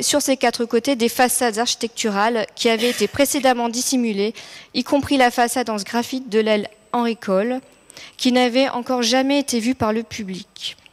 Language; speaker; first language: French; native; French